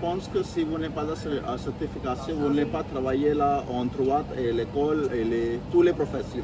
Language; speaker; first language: French; non-native, learner; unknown